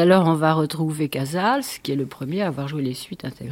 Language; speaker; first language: French; native; French